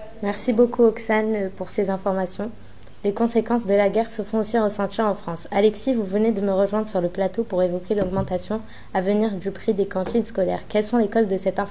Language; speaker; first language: French; native; French